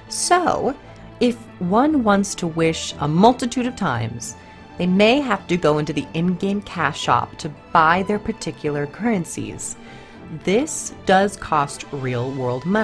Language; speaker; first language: English; native; English